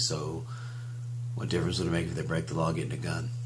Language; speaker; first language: English; native; English